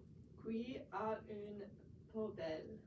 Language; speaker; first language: French; non-native, learner; English